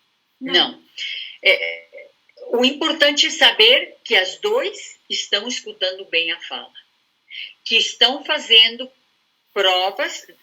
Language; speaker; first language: Portuguese; non-native, fluent; Spanish